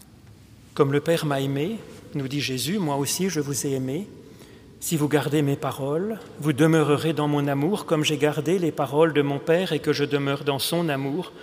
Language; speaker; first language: French; native; French